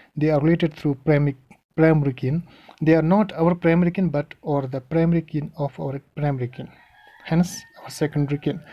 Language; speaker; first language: English; non-native, local second language; Kashmiri